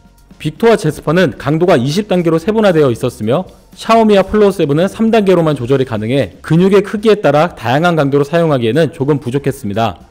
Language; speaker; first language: Korean; native; Korean